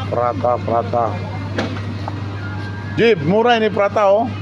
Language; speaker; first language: Indonesian; non-native, learner; Filipino